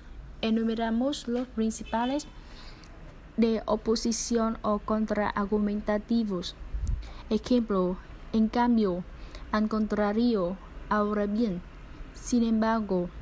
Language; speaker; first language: Spanish; non-native, learner; Vietnamese